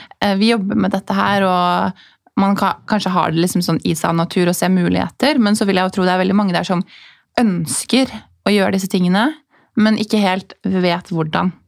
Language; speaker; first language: Norwegian; native; Norwegian